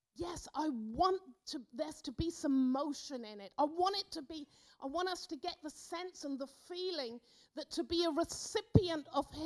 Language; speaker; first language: English; native; English